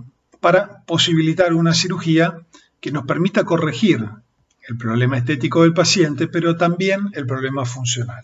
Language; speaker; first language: Spanish; native; Spanish